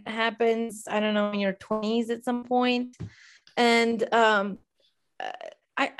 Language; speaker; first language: English; non-native, fluent; Romanian